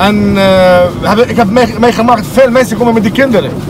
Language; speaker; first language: Dutch; non-native, learner; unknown